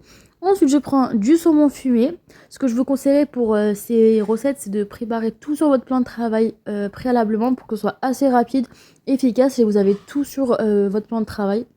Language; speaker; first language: French; native; French